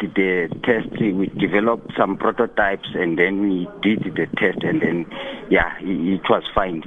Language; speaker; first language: English; non-native, local second language; Xhosa